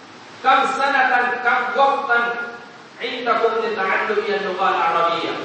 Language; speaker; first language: Arabic; non-native, fluent; Urdu